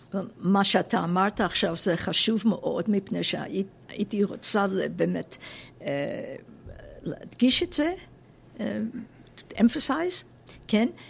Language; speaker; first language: Hebrew; non-native, fluent; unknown